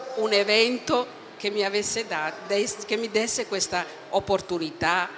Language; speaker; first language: Italian; non-native, fluent; Somali